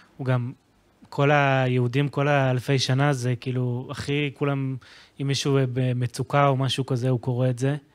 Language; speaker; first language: Hebrew; native; Hebrew